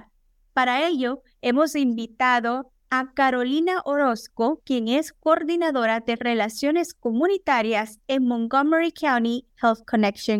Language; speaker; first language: Spanish; native; Spanish